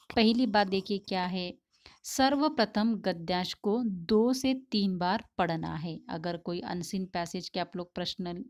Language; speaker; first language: Hindi; non-native, local second language; Tamil